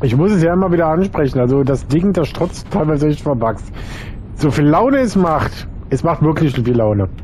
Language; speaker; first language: German; native; German